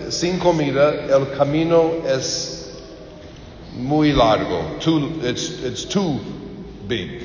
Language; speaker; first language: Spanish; non-native, learner; English